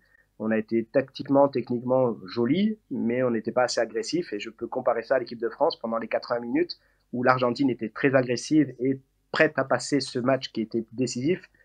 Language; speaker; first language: French; native; French